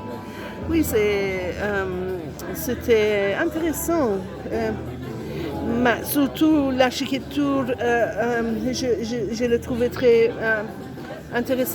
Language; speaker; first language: French; non-native, learner; Italian